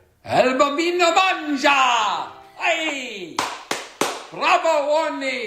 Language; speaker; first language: Italian; non-native, learner; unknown